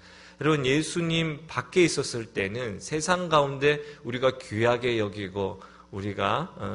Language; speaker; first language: Korean; native; Korean